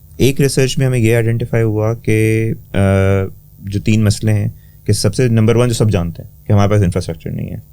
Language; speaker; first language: Urdu; native; Urdu